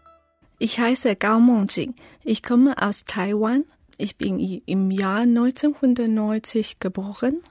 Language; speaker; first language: German; non-native, learner; Chinese